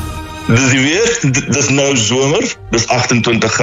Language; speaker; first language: Dutch; non-native, learner; Afrikaans